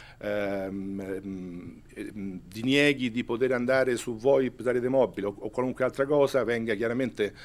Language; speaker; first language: Italian; native; Italian